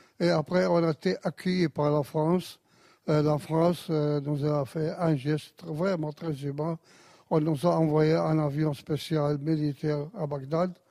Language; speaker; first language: French; non-native, fluent; Arabic